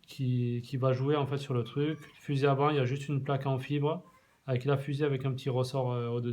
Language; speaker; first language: French; native; French